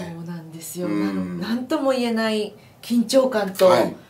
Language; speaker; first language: Japanese; native; Japanese